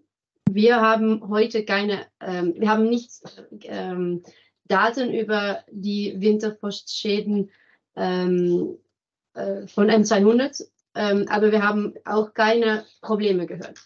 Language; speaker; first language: German; non-native, fluent; French